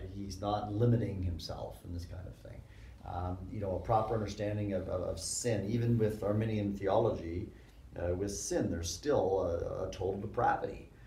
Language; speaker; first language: English; native; English